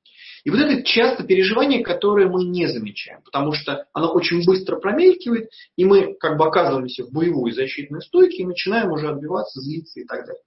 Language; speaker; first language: Russian; native; Russian